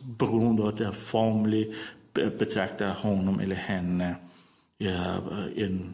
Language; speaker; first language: Swedish; non-native, learner; Persian